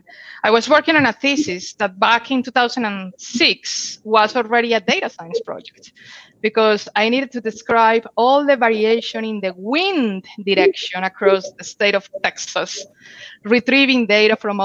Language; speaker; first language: English; non-native, fluent; Spanish